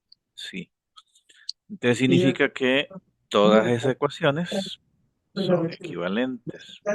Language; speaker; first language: Spanish; native; Spanish